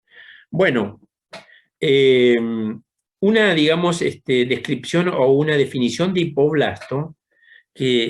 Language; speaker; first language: Spanish; native; Spanish